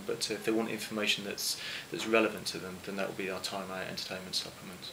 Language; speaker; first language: English; native; English